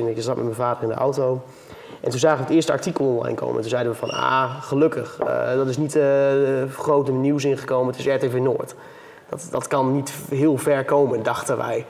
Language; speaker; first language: Dutch; native; Dutch